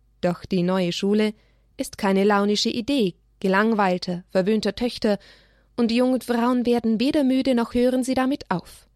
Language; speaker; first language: German; native; German